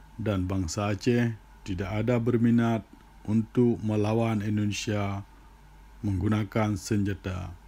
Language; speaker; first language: Malay; non-native, local second language; Achinese